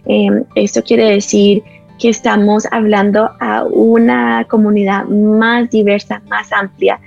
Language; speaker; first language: Spanish; early bilingual, heritage; Spanish